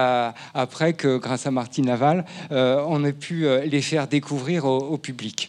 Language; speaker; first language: French; native; French